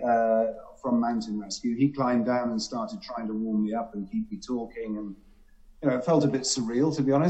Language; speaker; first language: English; native; English